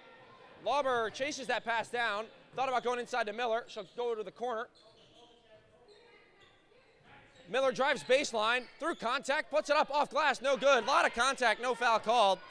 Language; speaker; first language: English; native; English